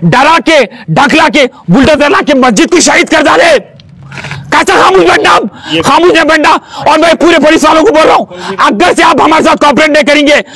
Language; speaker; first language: Hindi; non-native, local second language; Urdu